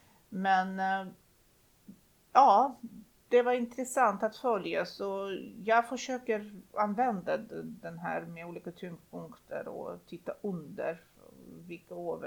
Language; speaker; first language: Swedish; non-native, fluent; Russian